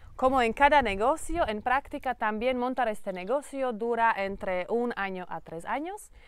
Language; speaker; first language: Spanish; non-native, learner; Slovak